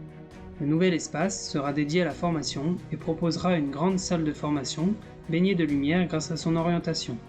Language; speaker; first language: French; native; French